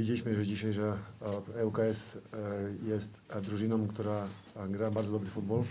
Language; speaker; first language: Polish; non-native, fluent; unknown